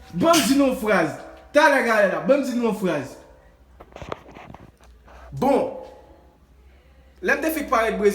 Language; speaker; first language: Portuguese; non-native, learner; Haitian Creole